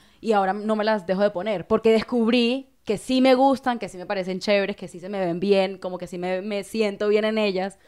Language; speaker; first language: Spanish; native; Spanish